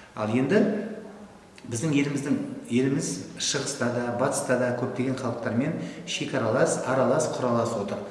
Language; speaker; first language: Kazakh; native; Kazakh